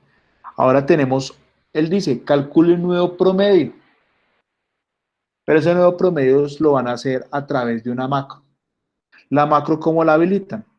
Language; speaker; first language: Spanish; native; Spanish